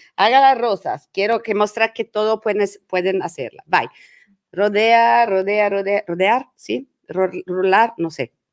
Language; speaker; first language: Spanish; non-native, learner; Italian